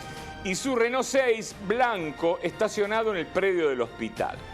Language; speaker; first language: Spanish; native; Spanish